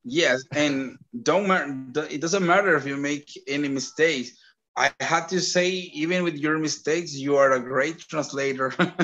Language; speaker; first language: English; non-native, fluent; Spanish